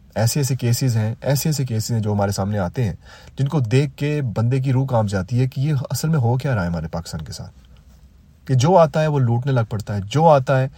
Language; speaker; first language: Urdu; native; Urdu